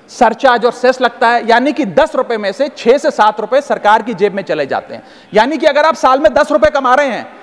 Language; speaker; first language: Hindi; native; Hindi